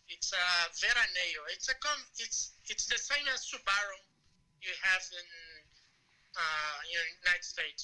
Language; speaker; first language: English; non-native, learner; Portuguese